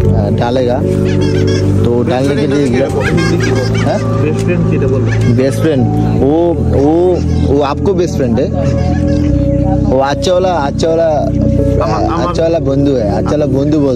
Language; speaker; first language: Hindi; non-native, learner; Bangla